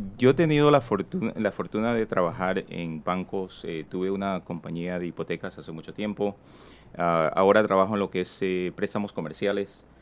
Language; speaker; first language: Spanish; native; Spanish